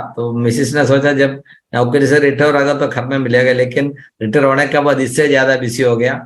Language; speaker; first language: Hindi; non-native, local second language; Malayalam